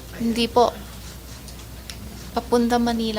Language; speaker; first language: Filipino; non-native, learner; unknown